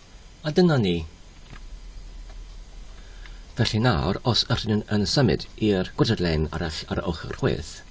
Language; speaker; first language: Welsh; non-native, learner; English